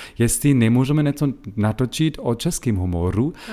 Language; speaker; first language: Czech; non-native, learner; German